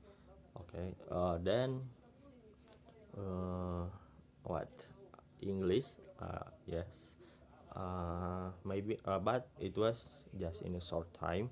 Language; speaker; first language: English; non-native, learner; Indonesian